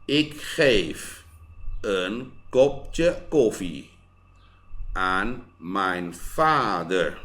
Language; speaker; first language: Dutch; non-native, fluent; Thai